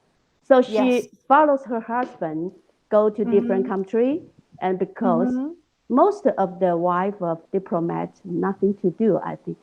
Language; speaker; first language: English; non-native, learner; Chinese